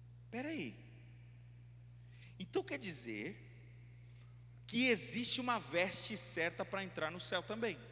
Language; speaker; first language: Portuguese; native; Portuguese